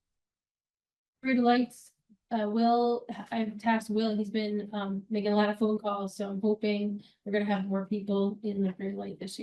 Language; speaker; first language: English; native; English